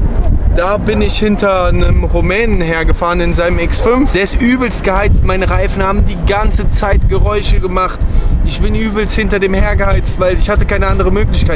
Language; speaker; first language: German; native; German